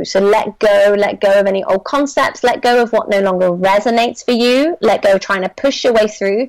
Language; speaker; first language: English; native; English